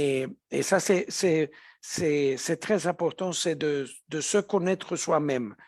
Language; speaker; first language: French; non-native, fluent; Spanish